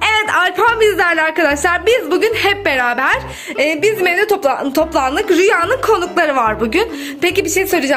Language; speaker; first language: Turkish; native; Turkish